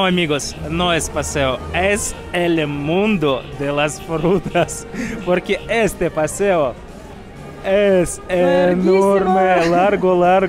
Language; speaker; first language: Spanish; non-native, fluent; Russian